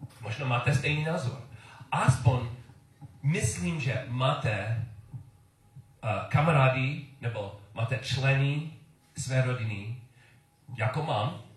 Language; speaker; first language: Czech; non-native, learner; English